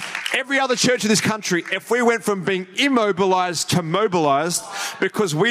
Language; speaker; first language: English; native; English